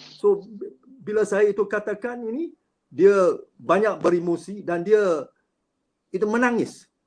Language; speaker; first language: Malay; non-native, local second language; Cantonese